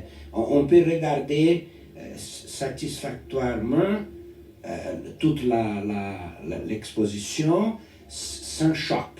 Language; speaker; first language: French; non-native, learner; Portuguese